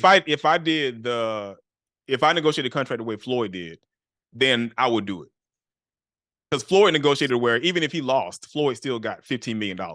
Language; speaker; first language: English; native; English